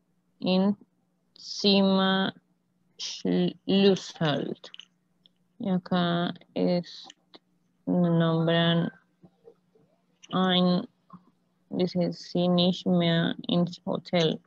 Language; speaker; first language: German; non-native, learner; Spanish